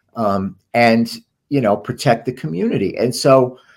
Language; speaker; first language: English; native; English